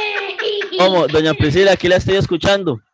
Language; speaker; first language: Spanish; native; Spanish